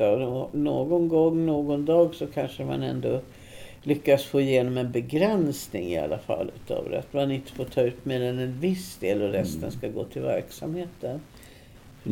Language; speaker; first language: Swedish; native; Swedish